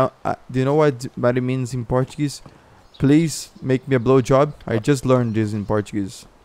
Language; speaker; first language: English; non-native, fluent; Portuguese